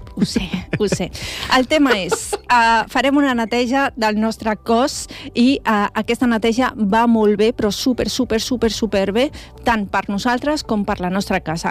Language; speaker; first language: Catalan; non-native, local second language; Spanish